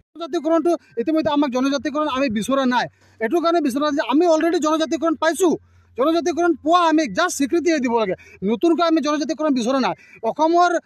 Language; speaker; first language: Assamese; non-native, local second language; Santali